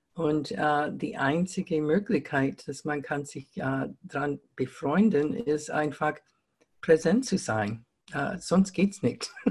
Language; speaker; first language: German; non-native, fluent; English